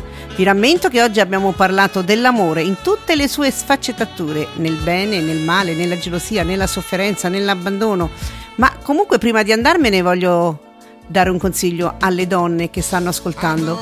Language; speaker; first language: Italian; native; Italian